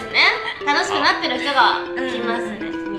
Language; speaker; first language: Japanese; native; Japanese